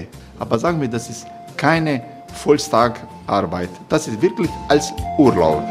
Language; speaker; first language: German; non-native, learner; Croatian